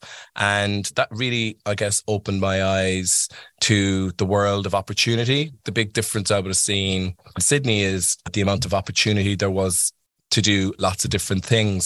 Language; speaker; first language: English; native; English